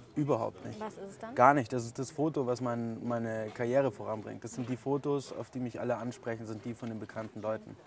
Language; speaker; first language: German; native; German